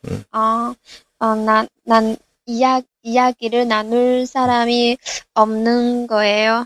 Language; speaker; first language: Korean; non-native, learner; Chinese